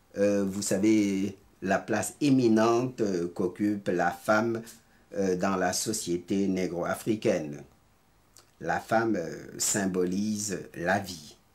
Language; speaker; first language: French; non-native, local second language; Serer